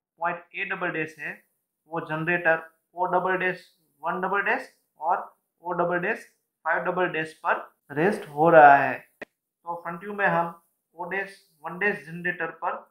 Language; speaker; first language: Hindi; non-native, local second language; Gujarati